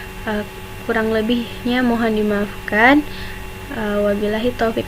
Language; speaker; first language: Indonesian; native; Indonesian